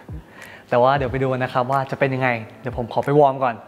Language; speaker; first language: Thai; native; Thai